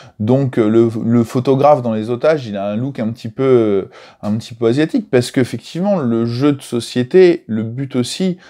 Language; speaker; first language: French; native; French